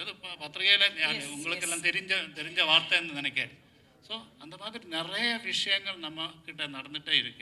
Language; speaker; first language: Tamil; non-native, learner; Malayalam